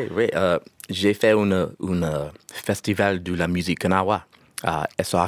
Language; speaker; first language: French; non-native, learner; English